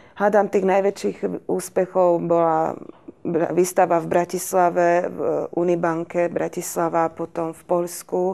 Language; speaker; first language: Slovak; native; Slovak